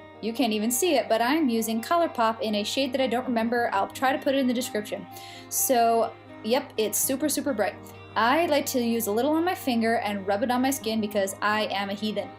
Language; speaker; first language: English; native; English